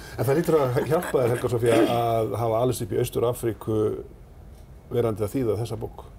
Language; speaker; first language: Icelandic; native; Icelandic